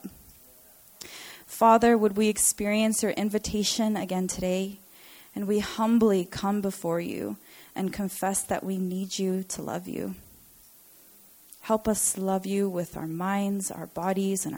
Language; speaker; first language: English; native; English